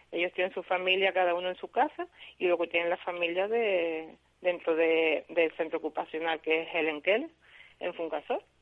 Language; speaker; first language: Spanish; native; Spanish